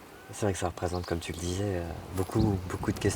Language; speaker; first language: French; native; French